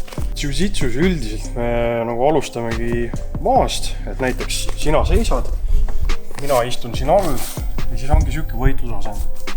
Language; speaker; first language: Estonian; native; Estonian